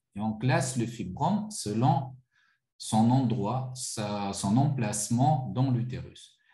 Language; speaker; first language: French; non-native, local second language; Arabic